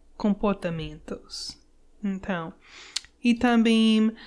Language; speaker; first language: Portuguese; non-native, learner; English